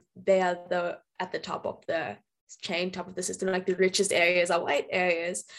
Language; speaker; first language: English; native; English